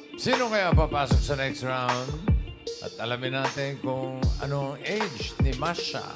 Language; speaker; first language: Filipino; native; Filipino